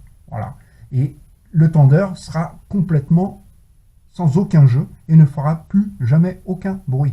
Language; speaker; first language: French; native; French